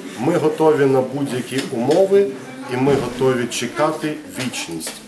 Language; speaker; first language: Ukrainian; non-native, local second language; Russian